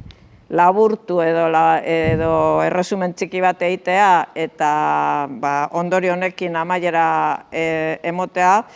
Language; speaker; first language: Basque; native; Basque